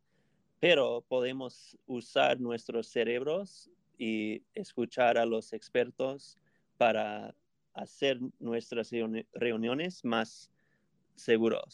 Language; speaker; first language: Spanish; non-native, fluent; English